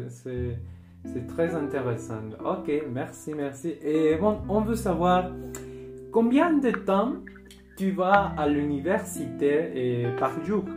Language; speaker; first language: French; non-native, fluent; Spanish